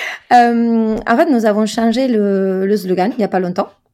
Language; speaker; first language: French; non-native, fluent; Spanish